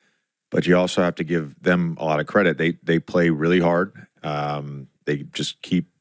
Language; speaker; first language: English; native; English